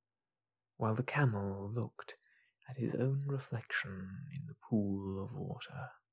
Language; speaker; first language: English; native; English